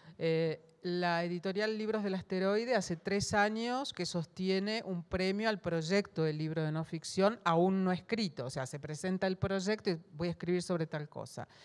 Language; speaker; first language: Spanish; native; Spanish